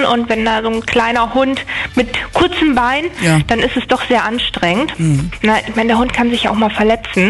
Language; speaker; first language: German; native; German